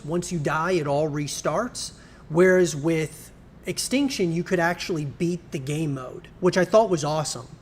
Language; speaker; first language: English; native; English